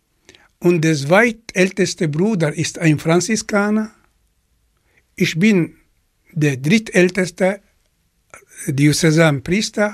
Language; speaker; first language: German; non-native, fluent; Arabic